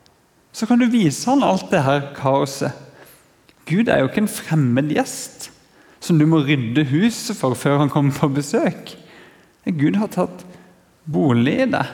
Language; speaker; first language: Norwegian; native; Norwegian